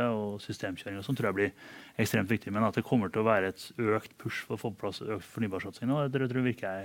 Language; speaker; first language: Norwegian; native; Norwegian